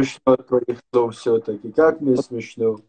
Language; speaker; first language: Russian; native; Russian